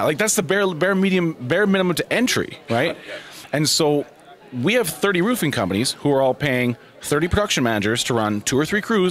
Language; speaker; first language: English; native; English